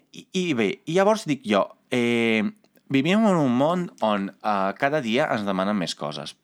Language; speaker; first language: Catalan; non-native, fluent; Italian